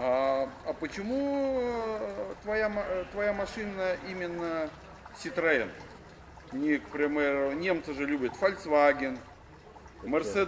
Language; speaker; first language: Russian; native; Russian